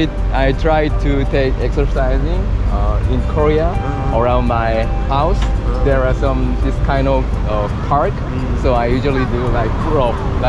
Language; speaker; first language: English; non-native, learner; Korean